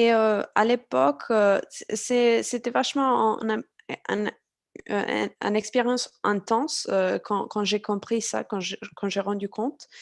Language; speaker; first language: French; non-native, fluent; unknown